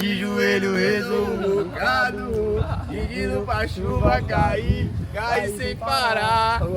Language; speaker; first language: Portuguese; native; Portuguese